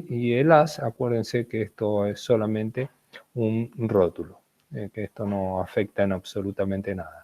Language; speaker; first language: Spanish; native; Spanish